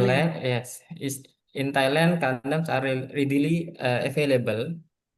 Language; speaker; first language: English; non-native, learner; Indonesian